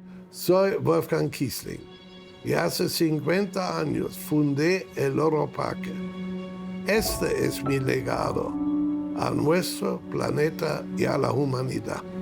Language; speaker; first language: Spanish; non-native, fluent; German